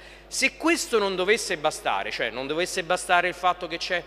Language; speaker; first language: Italian; native; Italian